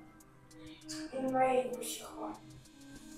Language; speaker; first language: Chinese; non-native, learner; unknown